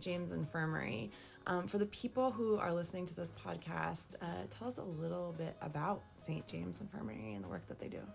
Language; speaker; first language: English; native; English